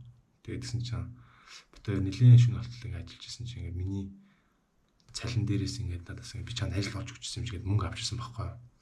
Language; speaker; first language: Mongolian; native; Mongolian